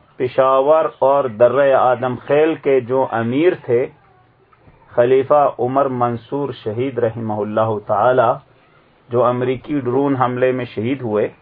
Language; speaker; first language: Urdu; native; Urdu